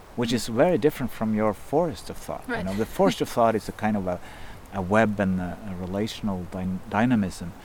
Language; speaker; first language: English; non-native, fluent; Norwegian